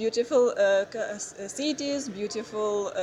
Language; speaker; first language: English; non-native, learner; Ukrainian